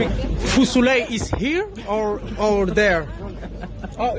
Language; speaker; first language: English; non-native, learner; French